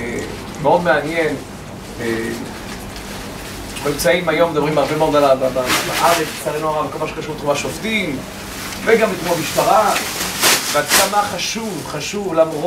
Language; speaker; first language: Hebrew; non-native, fluent; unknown